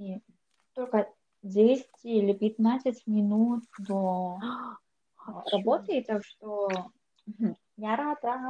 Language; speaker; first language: Russian; non-native, learner; Korean